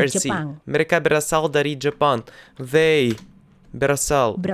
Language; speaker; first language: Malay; non-native, learner; Russian